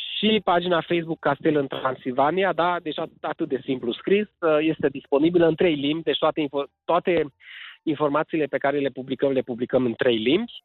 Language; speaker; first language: Romanian; non-native, local second language; Hungarian